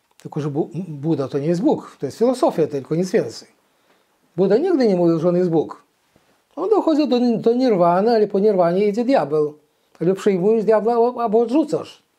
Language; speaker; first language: Polish; early bilingual, heritage; Polish